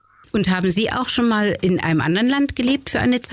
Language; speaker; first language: German; native; German